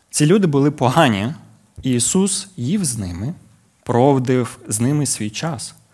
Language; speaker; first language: Ukrainian; native; Ukrainian